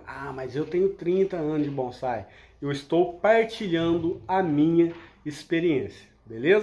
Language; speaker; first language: Portuguese; native; Portuguese